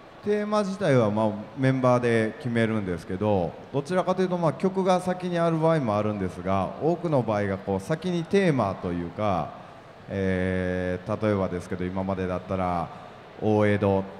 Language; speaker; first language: Japanese; native; Japanese